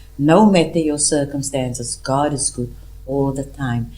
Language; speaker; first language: English; non-native, local second language; Afrikaans